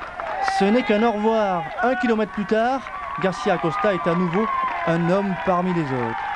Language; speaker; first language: French; native; French